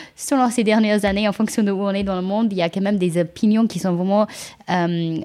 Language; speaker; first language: French; non-native, fluent; English